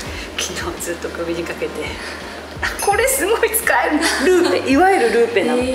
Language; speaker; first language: Japanese; native; Japanese